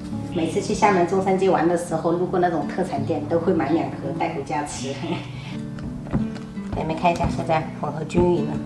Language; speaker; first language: Chinese; native; Chinese